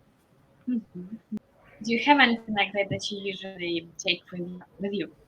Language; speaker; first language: English; non-native, fluent; Russian